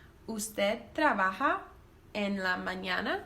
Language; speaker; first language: Spanish; non-native, learner; English